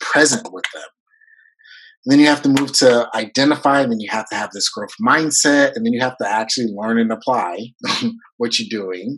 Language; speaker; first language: English; early bilingual, other home language; French